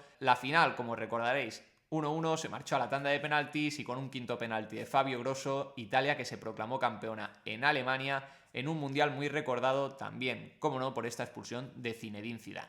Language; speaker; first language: Spanish; native; Spanish